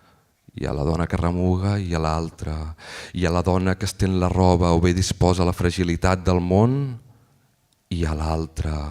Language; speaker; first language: Catalan; native; Catalan